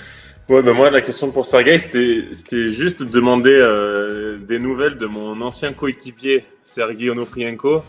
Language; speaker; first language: French; native; French